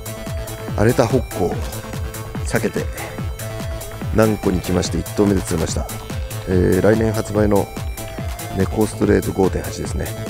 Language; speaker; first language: Japanese; native; Japanese